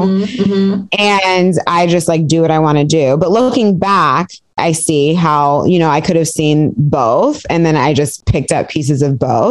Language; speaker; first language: English; native; English